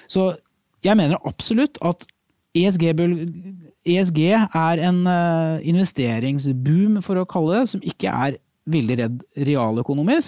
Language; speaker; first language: Norwegian; native; Norwegian